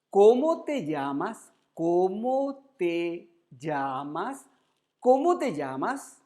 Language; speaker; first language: Spanish; non-native, learner; Urdu